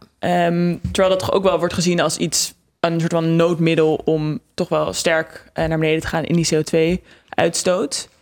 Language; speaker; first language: Dutch; native; Dutch